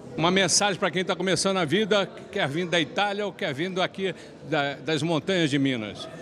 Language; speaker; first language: Portuguese; native; Portuguese